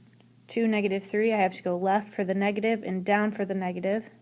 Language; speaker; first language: English; native; English